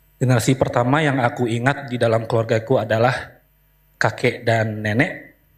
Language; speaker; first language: Indonesian; native; Indonesian